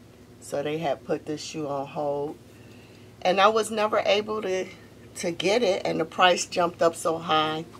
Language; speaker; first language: English; native; English